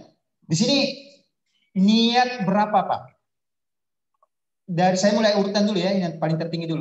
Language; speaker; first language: Indonesian; native; Indonesian